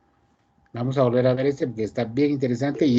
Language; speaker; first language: Spanish; native; Spanish